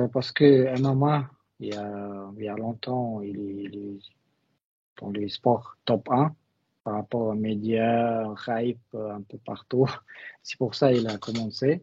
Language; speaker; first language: French; non-native, learner; Russian